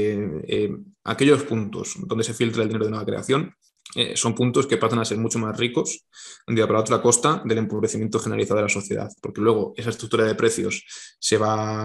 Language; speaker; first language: Spanish; native; Spanish